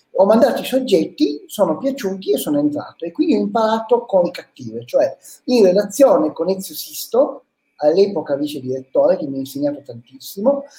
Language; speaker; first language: Italian; native; Italian